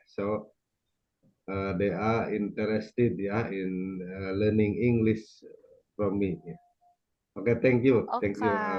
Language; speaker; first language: English; non-native, learner; Indonesian